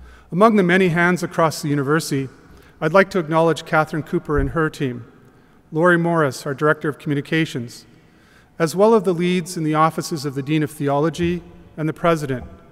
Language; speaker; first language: English; native; English